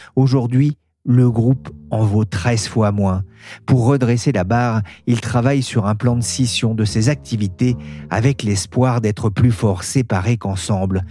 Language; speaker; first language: French; native; French